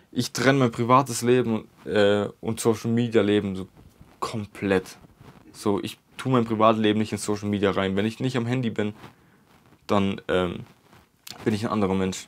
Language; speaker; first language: German; native; German